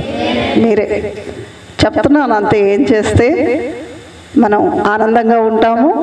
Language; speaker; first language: Telugu; native; Telugu